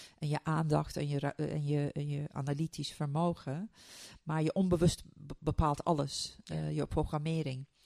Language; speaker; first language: Dutch; non-native, fluent; Turkish